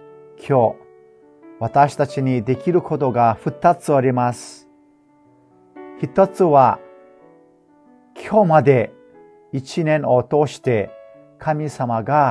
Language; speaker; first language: Japanese; non-native, fluent; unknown